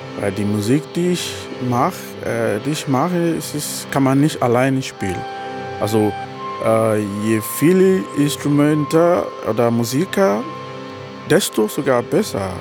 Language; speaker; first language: German; non-native, fluent; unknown